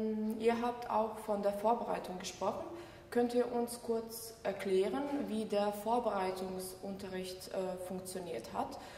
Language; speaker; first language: German; non-native, fluent; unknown